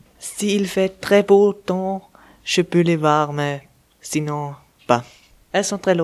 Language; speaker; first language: French; non-native, local second language; German